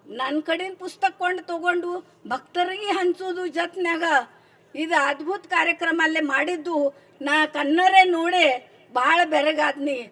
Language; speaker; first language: Kannada; non-native, local second language; Marathi